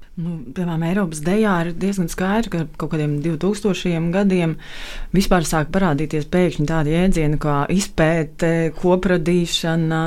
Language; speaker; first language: Latvian; native; Latvian